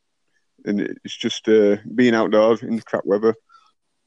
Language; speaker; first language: English; native; English